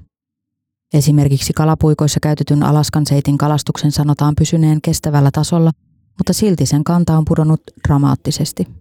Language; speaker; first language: Finnish; native; Finnish